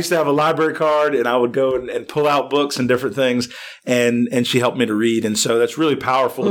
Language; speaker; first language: English; native; English